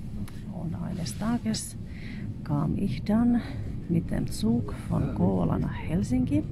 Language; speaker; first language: German; non-native, fluent; Finnish